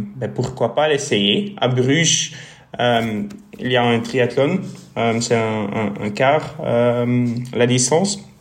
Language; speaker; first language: French; non-native, fluent; Dutch